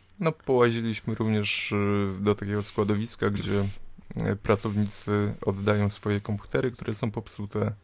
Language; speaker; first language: Polish; native; Polish